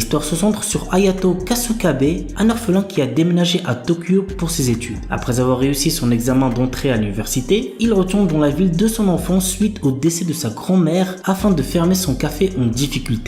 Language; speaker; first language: French; native; French